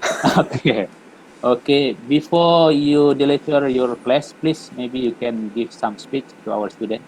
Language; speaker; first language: English; non-native, learner; Indonesian